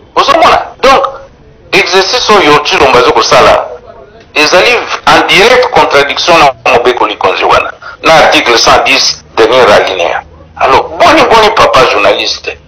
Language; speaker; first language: Lingala; non-native, local second language; Kituba (Democratic Republic of Congo)